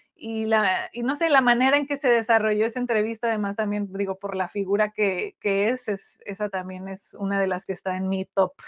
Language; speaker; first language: Spanish; native; Spanish